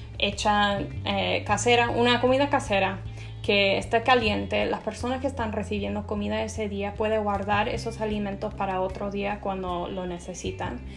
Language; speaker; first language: Spanish; non-native, fluent; English